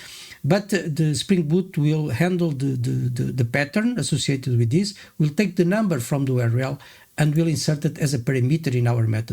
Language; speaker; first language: English; non-native, fluent; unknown